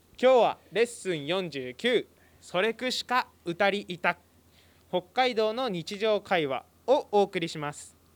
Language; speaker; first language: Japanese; native; Japanese